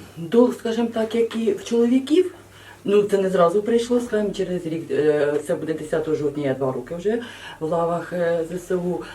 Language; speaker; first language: Ukrainian; native; Ukrainian